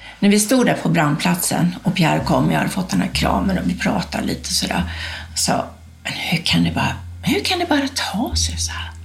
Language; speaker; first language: Swedish; native; Swedish